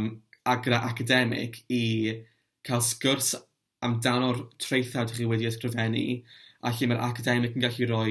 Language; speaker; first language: Welsh; non-native, local second language; English